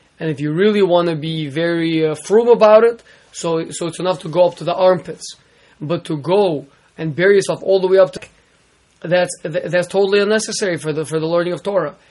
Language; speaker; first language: English; native; English